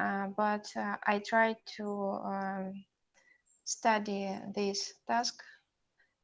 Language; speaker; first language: English; non-native, learner; Russian